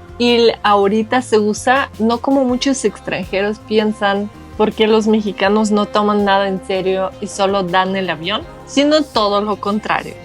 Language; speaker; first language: Spanish; non-native, fluent; Russian